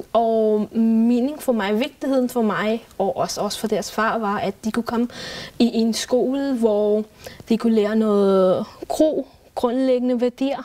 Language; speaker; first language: Danish; non-native, fluent; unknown